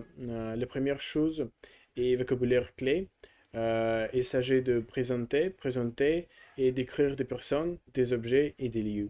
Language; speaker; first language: French; non-native, learner; Russian